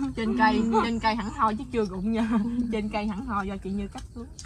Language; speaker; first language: Vietnamese; native; Vietnamese